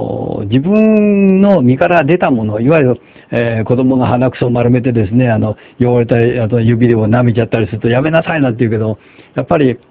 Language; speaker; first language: Japanese; native; Japanese